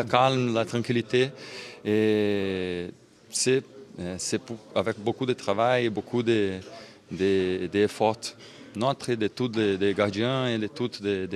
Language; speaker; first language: French; non-native, learner; Portuguese